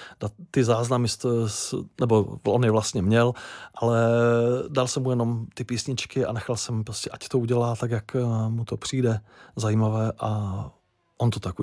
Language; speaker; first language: Czech; native; Czech